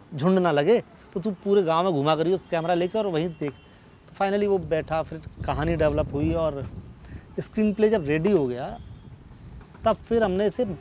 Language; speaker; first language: Hindi; native; Hindi